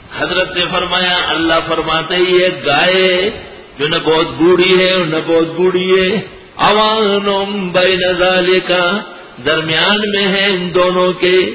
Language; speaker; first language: Urdu; non-native, local second language; Pashto